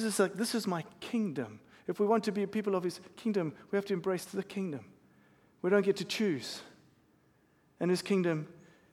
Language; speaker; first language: English; native; English